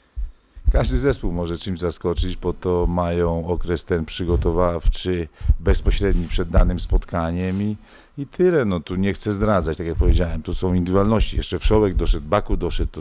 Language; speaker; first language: Polish; native; Polish